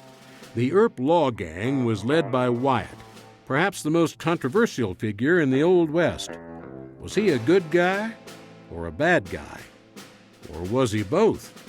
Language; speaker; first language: English; native; English